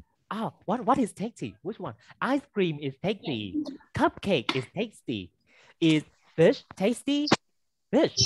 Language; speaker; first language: English; non-native, fluent; Vietnamese